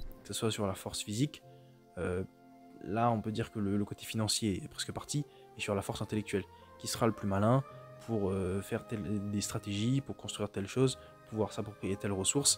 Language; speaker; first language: French; native; French